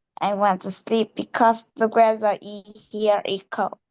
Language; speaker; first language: English; non-native, learner; Vietnamese